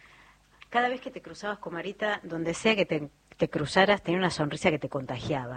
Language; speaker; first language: Spanish; native; Spanish